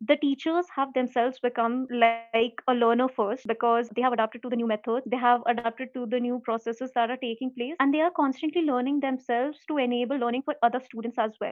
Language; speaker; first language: English; non-native, local second language; Hindi